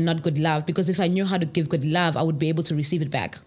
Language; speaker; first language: English; non-native, local second language; Zulu